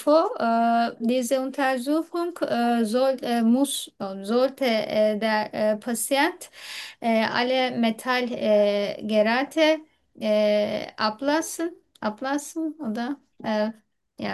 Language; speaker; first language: German; non-native, learner; Turkish